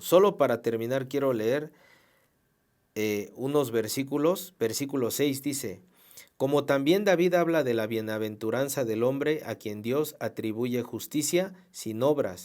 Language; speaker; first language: Spanish; native; Spanish